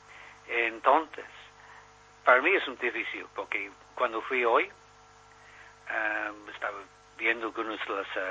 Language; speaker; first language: Spanish; non-native, learner; English